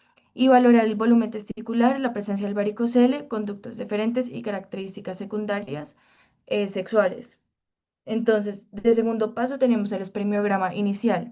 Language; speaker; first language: Spanish; native; Spanish